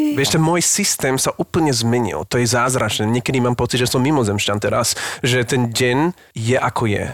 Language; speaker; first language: Slovak; early bilingual, heritage; Slovak